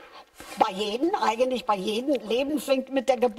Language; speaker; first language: German; non-native, fluent; English